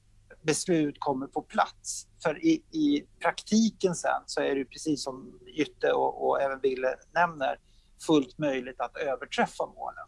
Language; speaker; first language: Swedish; native; Swedish